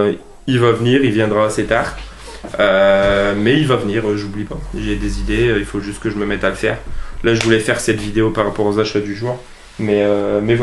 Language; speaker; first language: French; native; French